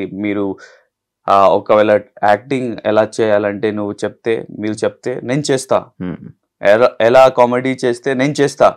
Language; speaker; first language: Telugu; non-native, local second language; Hindi